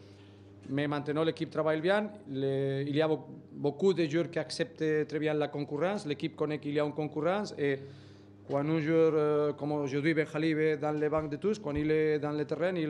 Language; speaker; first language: French; non-native, learner; Spanish